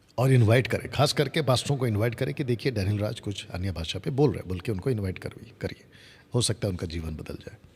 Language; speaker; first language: Hindi; non-native, local second language; Telugu